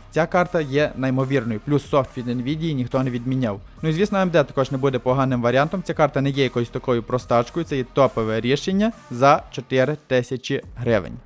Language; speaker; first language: Ukrainian; native; Ukrainian